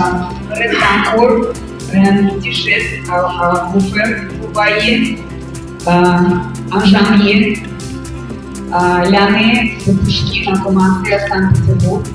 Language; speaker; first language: French; non-native, fluent; Russian